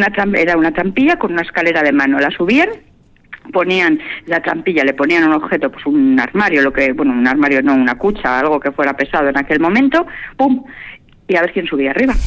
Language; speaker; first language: Spanish; native; Spanish